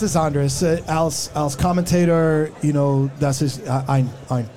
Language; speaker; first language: German; non-native, learner; English